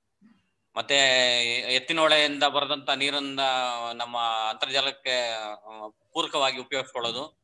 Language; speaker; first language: Kannada; native; Kannada